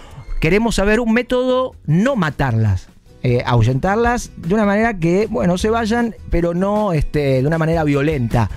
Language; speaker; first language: Spanish; native; Spanish